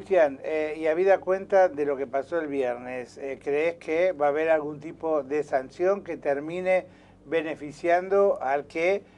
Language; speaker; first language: Spanish; native; Spanish